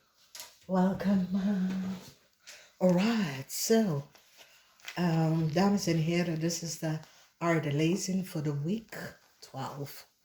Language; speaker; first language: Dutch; non-native, fluent; English